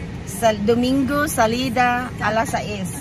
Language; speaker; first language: Spanish; non-native, learner; Filipino